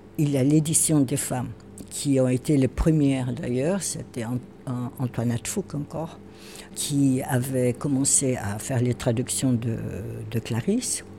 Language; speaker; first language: French; non-native, fluent; Portuguese